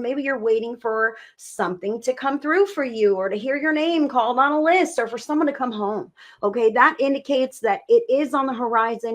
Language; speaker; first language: English; native; English